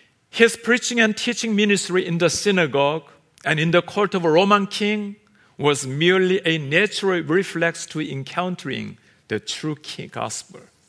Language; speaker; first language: English; non-native, fluent; Korean